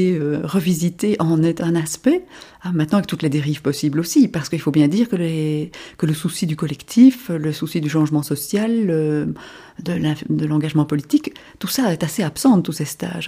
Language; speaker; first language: French; native; French